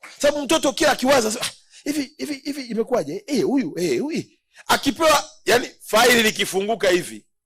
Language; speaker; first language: Swahili; native; Swahili